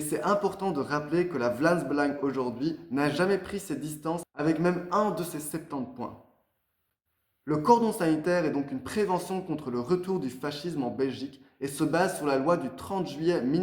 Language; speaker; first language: French; native; French